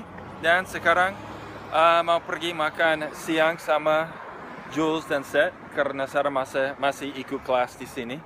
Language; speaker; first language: Indonesian; non-native, fluent; English